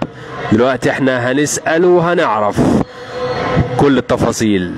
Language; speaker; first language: Arabic; native; Arabic